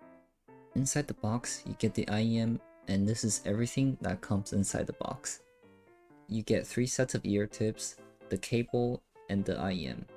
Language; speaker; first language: English; non-native, fluent; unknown